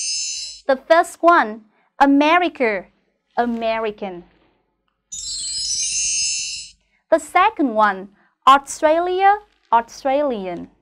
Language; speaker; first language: English; non-native, learner; Vietnamese